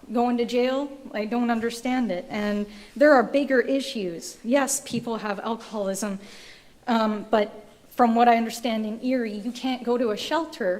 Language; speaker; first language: English; native; English